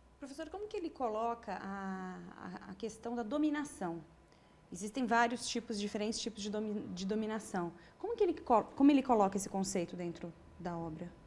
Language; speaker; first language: Portuguese; native; Portuguese